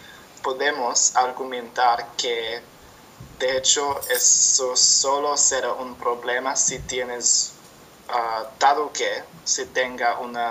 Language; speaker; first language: Spanish; non-native, learner; English